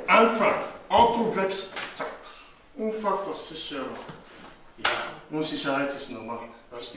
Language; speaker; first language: German; non-native, fluent; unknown